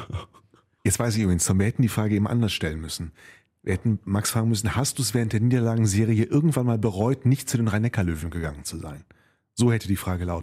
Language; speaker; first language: German; native; German